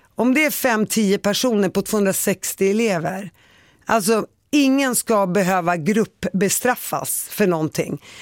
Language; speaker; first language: Swedish; native; Swedish